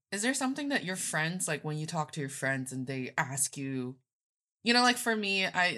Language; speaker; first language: English; non-native, fluent; Chinese